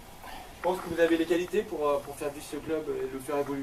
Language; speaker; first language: French; native; French